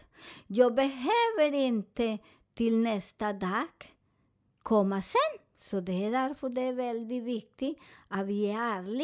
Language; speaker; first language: Swedish; non-native, learner; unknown